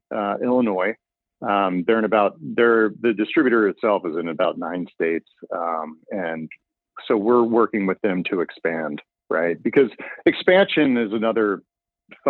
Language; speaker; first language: English; native; English